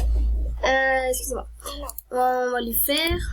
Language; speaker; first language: French; native; French